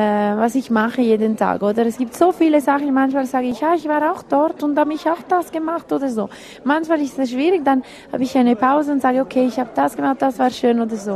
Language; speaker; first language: German; non-native, local second language; Italian